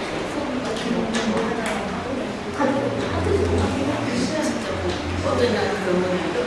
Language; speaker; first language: Korean; early bilingual, heritage; Korean